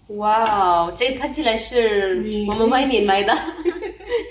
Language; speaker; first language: Chinese; non-native, fluent; Urdu